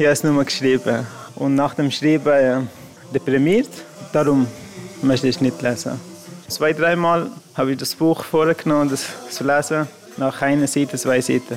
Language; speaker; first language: German; non-native, learner; Hazaragi